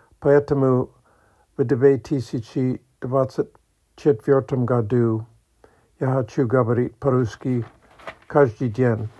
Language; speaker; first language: Russian; non-native, learner; English